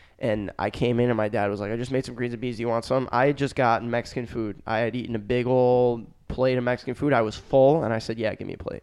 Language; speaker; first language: English; native; English